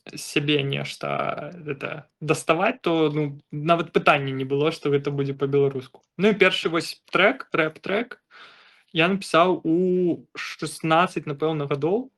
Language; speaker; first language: Belarusian; non-native, local second language; Russian